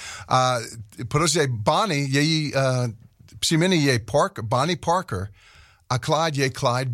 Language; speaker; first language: Czech; non-native, learner; English